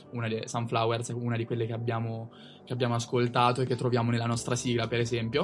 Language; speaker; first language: Italian; native; Italian